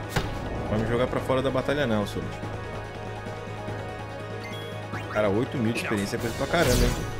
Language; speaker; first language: Portuguese; native; Portuguese